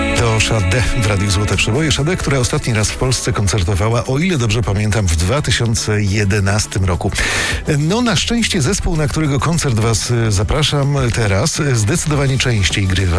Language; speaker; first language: Polish; native; Polish